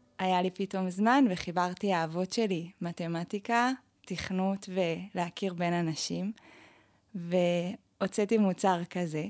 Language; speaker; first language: Hebrew; native; Hebrew